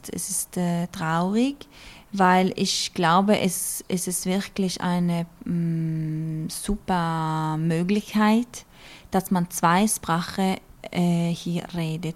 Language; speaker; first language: German; non-native, learner; Norwegian